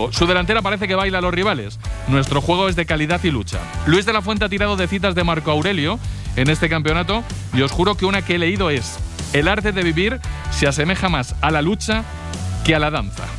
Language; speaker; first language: Spanish; native; Spanish